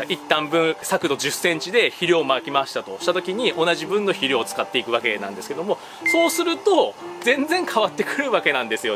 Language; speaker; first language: Japanese; native; Japanese